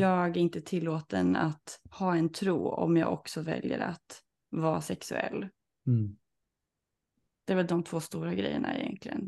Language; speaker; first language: Swedish; native; Swedish